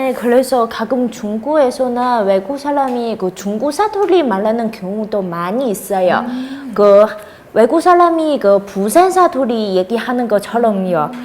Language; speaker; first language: Korean; non-native, fluent; Chinese